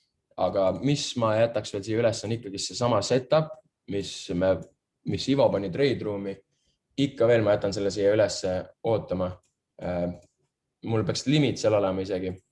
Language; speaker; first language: Estonian; native; Estonian